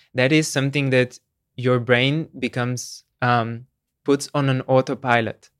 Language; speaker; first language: English; non-native, fluent; Slovenian